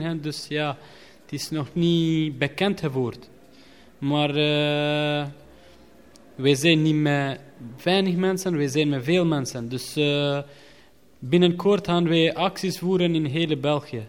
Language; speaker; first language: Dutch; non-native, learner; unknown